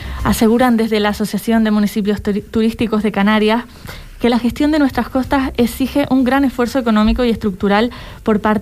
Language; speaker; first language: Spanish; native; Spanish